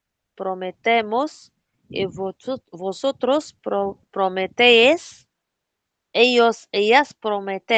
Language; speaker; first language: Spanish; non-native, learner; Arabic